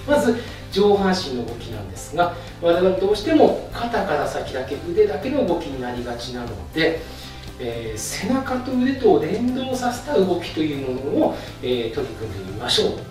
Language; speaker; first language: Japanese; native; Japanese